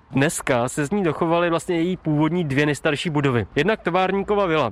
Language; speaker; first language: Czech; native; Czech